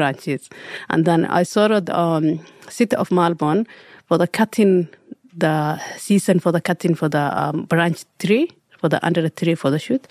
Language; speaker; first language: English; non-native, learner; Somali